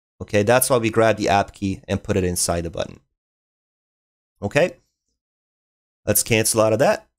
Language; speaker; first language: English; native; English